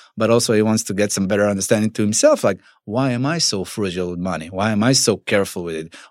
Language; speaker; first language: English; non-native, fluent; Hebrew